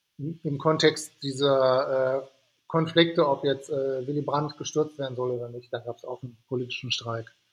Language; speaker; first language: German; native; German